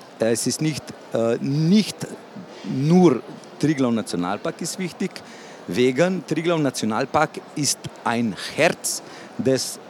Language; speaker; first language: German; non-native, learner; Slovenian